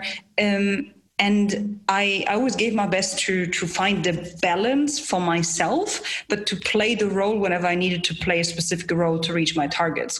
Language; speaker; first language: English; non-native, fluent; German